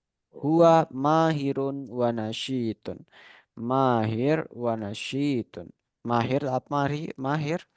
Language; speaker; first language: Arabic; non-native, fluent; Indonesian